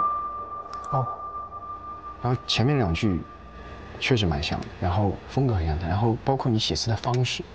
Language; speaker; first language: Chinese; native; Chinese